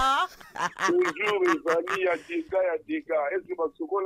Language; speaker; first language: French; non-native, local second language; Lingala